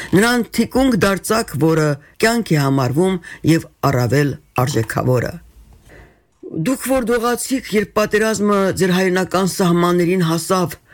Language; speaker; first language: Armenian; native; Armenian